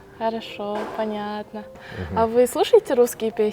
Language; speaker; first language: Russian; non-native, local second language; Kyrgyz